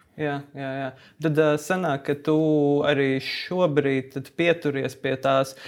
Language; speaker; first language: Latvian; native; Latvian